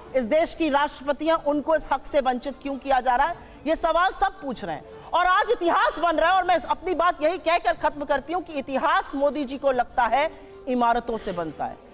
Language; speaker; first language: Hindi; native; Hindi